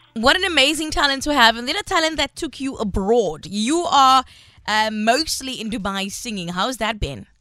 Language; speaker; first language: English; native; English